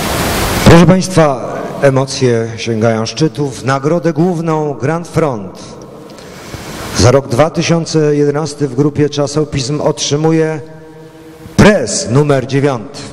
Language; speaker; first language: Polish; native; Polish